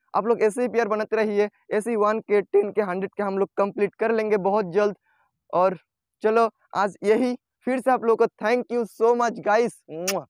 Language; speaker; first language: Hindi; non-native, local second language; Assamese